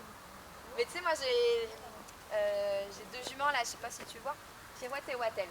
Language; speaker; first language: French; native; French